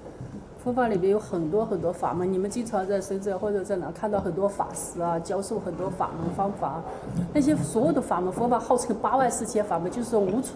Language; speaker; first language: Chinese; native; Chinese